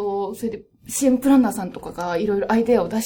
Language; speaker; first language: Japanese; native; Japanese